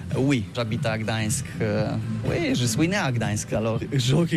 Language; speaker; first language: French; non-native, learner; Polish